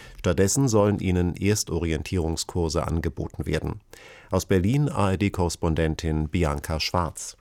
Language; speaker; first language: German; native; German